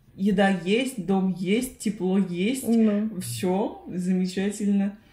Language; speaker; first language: Russian; non-native, fluent; Spanish